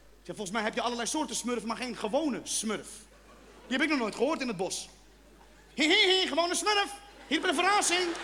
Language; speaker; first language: Dutch; non-native, fluent; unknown